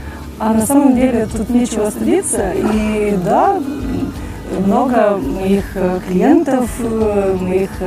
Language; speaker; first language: Russian; native; Russian